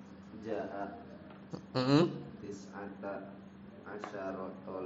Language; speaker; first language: Arabic; non-native, learner; Indonesian